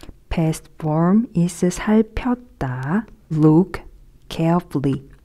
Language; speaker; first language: English; non-native, fluent; Korean